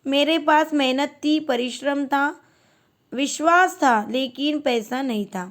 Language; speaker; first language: Hindi; non-native, local second language; Marathi